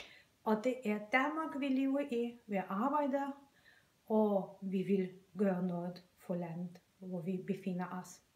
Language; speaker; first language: Danish; non-native, fluent; Azerbaijani